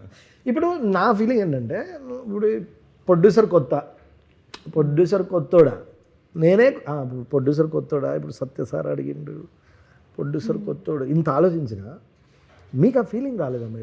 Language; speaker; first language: Telugu; native; Telugu